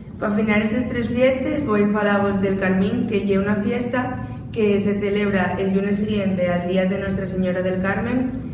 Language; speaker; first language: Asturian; non-native, local second language; Spanish